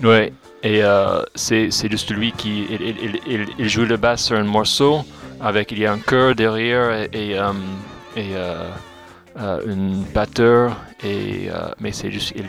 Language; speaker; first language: French; non-native, fluent; English